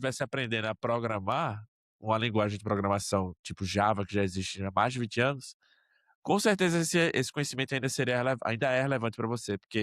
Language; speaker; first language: Portuguese; native; Portuguese